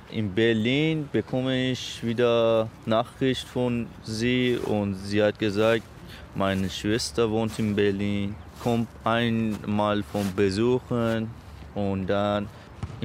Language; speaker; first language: German; non-native, learner; Azerbaijani